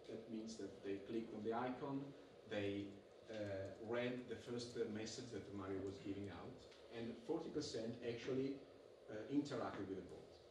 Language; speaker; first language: English; non-native, fluent; Italian